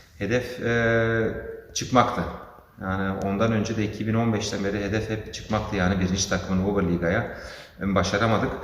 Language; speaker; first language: Turkish; early bilingual, heritage; Turkish